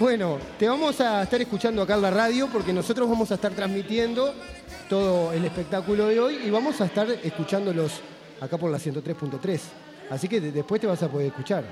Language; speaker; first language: Spanish; native; Spanish